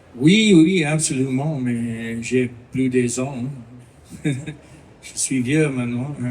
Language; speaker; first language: French; non-native, learner; English